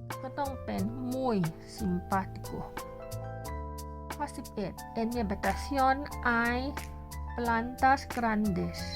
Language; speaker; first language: Spanish; non-native, learner; Thai